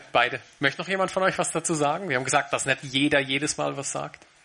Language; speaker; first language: German; native; German